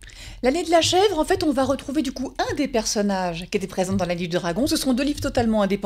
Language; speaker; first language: French; native; French